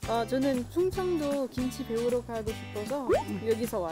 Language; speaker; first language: Korean; non-native, learner; French